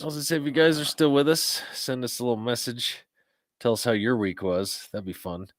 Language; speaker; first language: English; native; English